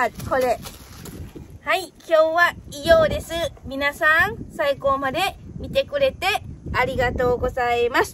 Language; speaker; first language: Japanese; non-native, learner; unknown